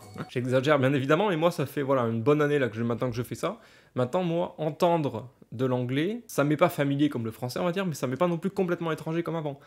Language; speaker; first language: French; native; French